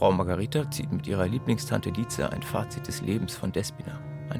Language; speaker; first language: German; native; German